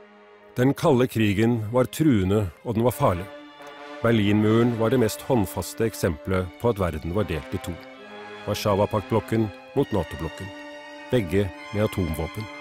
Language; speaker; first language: Norwegian; native; Norwegian